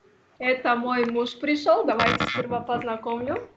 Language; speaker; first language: Russian; non-native, fluent; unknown